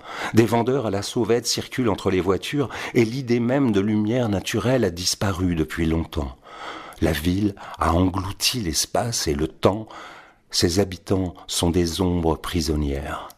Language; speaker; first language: French; native; French